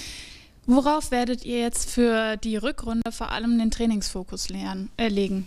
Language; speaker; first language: German; native; German